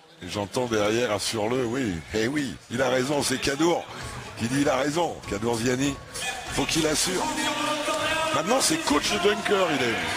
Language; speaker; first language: French; native; French